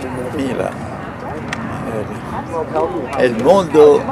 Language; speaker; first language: Spanish; non-native, fluent; French